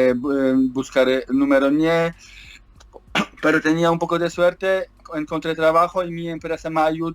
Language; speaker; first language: Spanish; non-native, learner; Polish